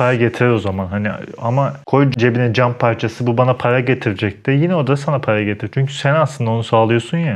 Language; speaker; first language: Turkish; native; Turkish